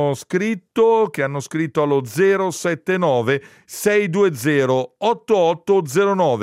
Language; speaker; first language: Italian; native; Italian